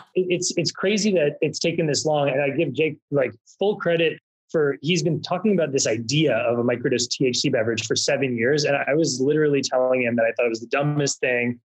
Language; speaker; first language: English; native; English